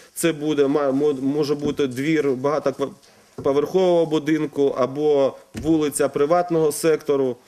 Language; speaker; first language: Ukrainian; non-native, local second language; Russian